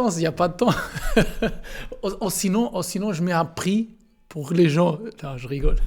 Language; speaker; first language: French; non-native, learner; Portuguese